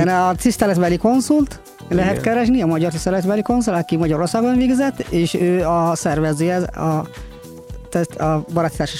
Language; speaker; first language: Hungarian; non-native, fluent; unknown